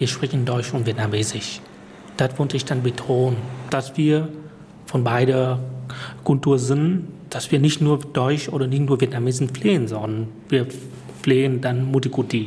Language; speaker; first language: German; non-native, fluent; Vietnamese